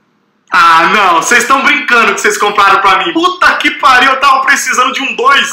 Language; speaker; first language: Portuguese; native; Portuguese